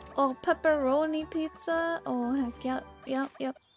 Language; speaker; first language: English; native; English